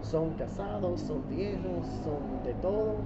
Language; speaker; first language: Spanish; non-native, fluent; English